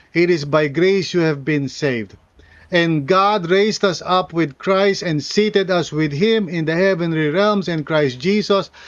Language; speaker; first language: English; non-native, local second language; Filipino